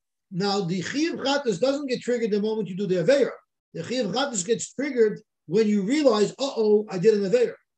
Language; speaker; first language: English; native; English